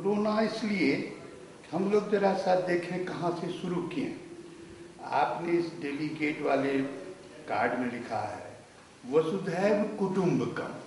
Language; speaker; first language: Hindi; native; Hindi